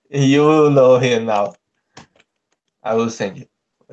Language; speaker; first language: English; non-native, learner; Portuguese